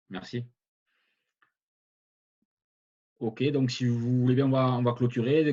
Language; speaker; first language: French; native; French